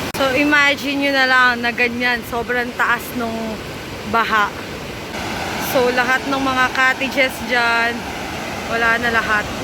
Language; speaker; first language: Filipino; native; Filipino